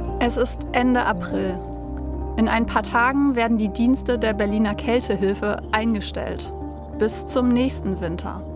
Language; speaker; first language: German; native; German